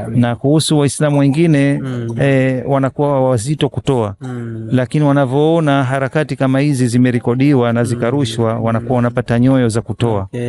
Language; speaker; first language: Swahili; native; Swahili